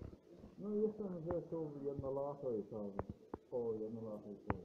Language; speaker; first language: Polish; non-native, learner; Croatian